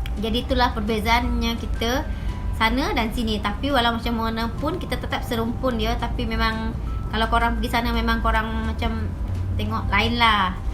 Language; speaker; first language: Malay; native; Malay